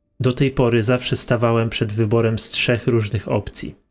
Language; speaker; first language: Polish; native; Polish